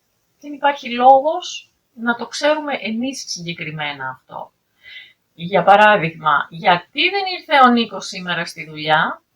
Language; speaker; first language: Greek; native; Greek